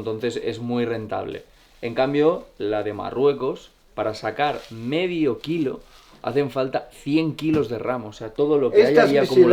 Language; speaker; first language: Spanish; native; Spanish